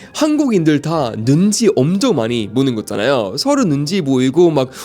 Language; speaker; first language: Korean; non-native, fluent; English